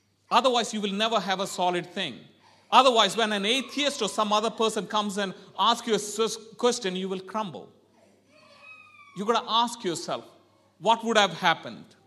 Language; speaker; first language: English; non-native, local second language; Malayalam